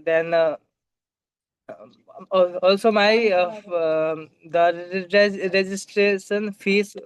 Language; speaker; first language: English; non-native, local second language; Hindi